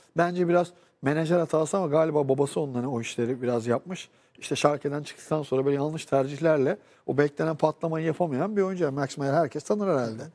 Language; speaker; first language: Turkish; native; Turkish